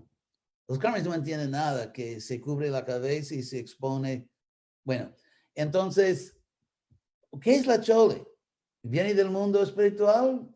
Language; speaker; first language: Spanish; non-native, fluent; English